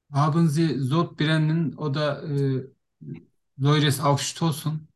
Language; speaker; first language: German; non-native, learner; Turkish